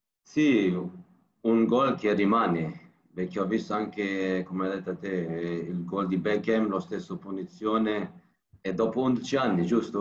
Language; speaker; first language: Italian; non-native, learner; Turkish